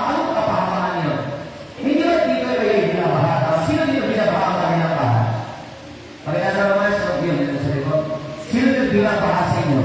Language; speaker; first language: Filipino; non-native, local second language; Iloko